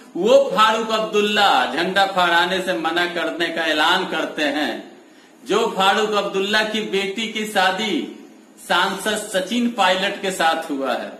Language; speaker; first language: Hindi; native; Hindi